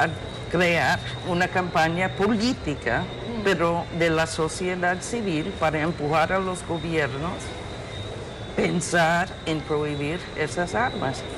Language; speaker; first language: Spanish; non-native, fluent; English